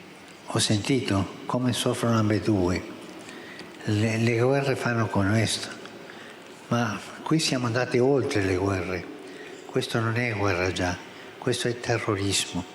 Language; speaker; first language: Italian; non-native, fluent; Spanish